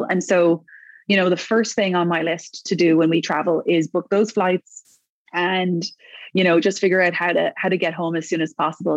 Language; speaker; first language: English; native; English